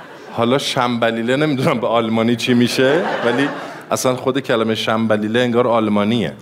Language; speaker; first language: Persian; native; Persian